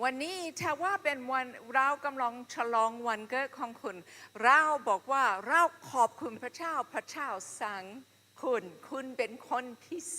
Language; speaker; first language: Thai; non-native, fluent; English